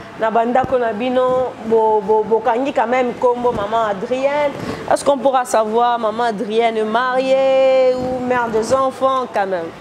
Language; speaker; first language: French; non-native, local second language; Lingala